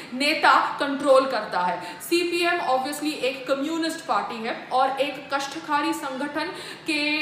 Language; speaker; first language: Hindi; native; Hindi